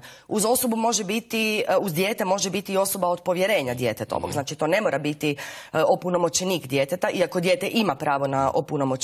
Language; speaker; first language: Croatian; native; Croatian